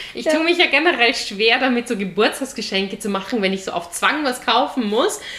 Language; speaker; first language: German; native; German